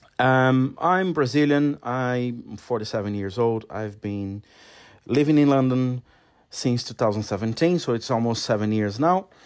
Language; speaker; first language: English; non-native, fluent; Portuguese